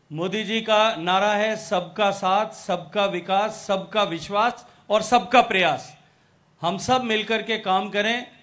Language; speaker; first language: Hindi; native; Hindi